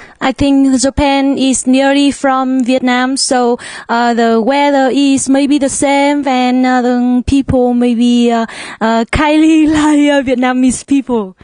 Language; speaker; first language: English; non-native, learner; Vietnamese